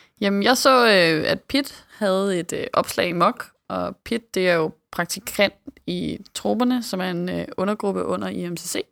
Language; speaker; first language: Danish; native; Danish